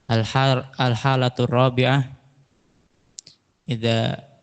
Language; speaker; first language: Arabic; non-native, learner; Indonesian